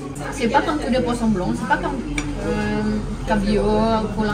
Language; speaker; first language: French; non-native, learner; Indonesian